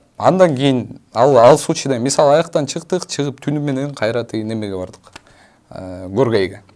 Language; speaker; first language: Kyrgyz; native; Kyrgyz